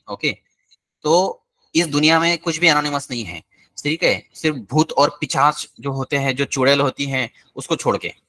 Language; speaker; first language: Hindi; non-native, local second language; Marathi